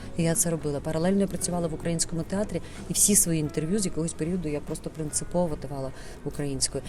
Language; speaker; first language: Ukrainian; non-native, local second language; Russian